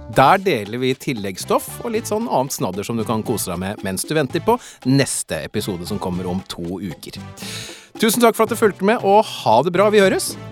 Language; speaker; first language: Norwegian; native; Norwegian